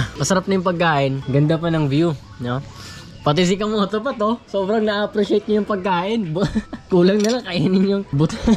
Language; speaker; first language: Filipino; non-native, local second language; Cebuano